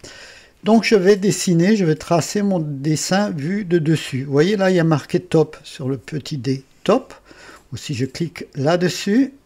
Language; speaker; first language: French; native; French